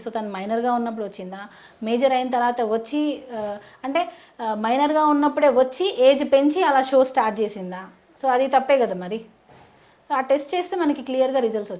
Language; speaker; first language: Telugu; native; Telugu